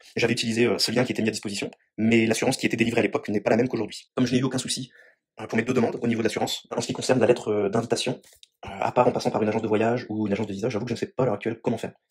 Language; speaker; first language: French; native; French